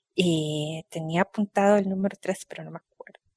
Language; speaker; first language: Spanish; native; Spanish